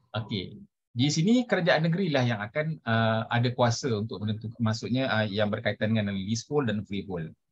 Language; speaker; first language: Malay; native; Malay